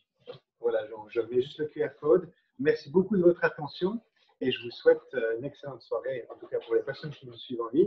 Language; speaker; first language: French; native; French